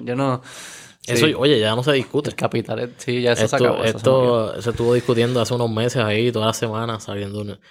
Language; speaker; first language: Spanish; native; Spanish